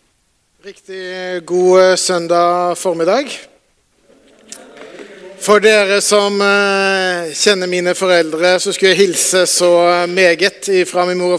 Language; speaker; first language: Norwegian; native; Norwegian